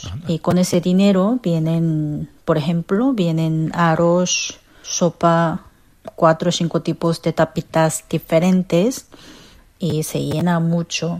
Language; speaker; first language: Spanish; non-native, learner; Korean